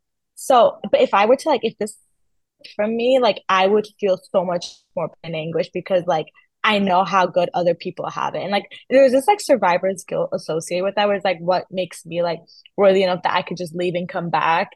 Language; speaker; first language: English; early bilingual, other home language; Persian